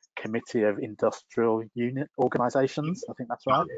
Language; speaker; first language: English; native; English